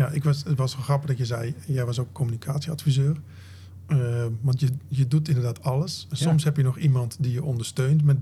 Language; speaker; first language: Dutch; native; Dutch